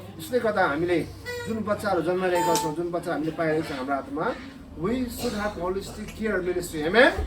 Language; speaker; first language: Nepali; native; Nepali